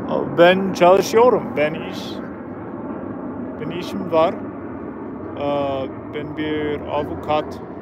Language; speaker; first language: Turkish; non-native, learner; English